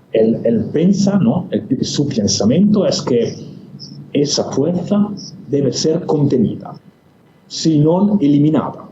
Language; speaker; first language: Spanish; non-native, fluent; Italian